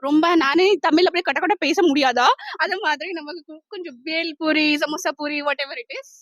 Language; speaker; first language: Tamil; non-native, learner; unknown